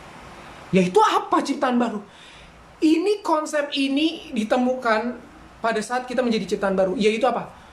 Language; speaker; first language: Indonesian; native; Indonesian